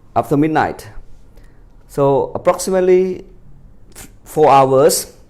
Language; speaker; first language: English; non-native, fluent; Khmer